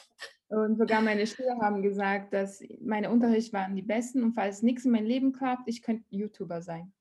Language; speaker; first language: German; non-native, learner; Portuguese